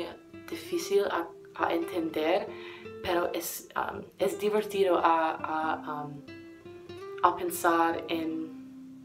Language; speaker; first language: Spanish; non-native, learner; English